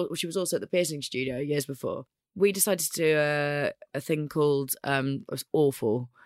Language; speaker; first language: English; native; English